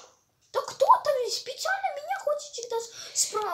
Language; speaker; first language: Russian; early bilingual, heritage; Russian